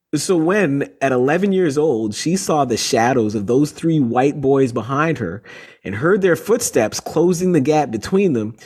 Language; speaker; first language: English; native; English